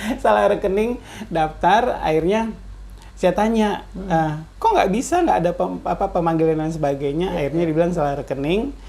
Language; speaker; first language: Indonesian; native; Indonesian